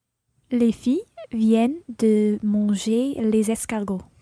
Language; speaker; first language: French; non-native, learner; English